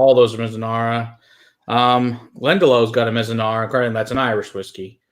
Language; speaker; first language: English; native; English